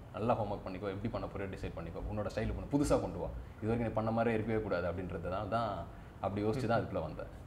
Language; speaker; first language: Tamil; native; Tamil